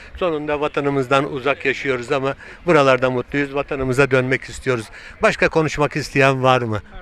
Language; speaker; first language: Turkish; native; Turkish